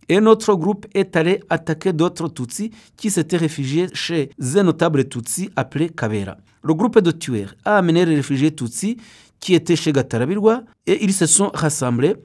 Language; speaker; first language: French; non-native, local second language; Kinyarwanda